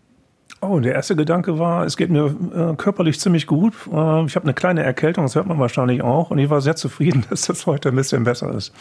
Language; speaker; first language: German; native; German